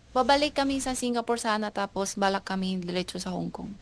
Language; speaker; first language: Filipino; non-native, learner; Chinese